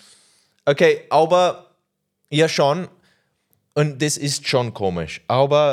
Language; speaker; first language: German; non-native, learner; English